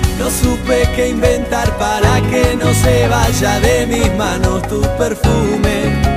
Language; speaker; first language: Spanish; native; Spanish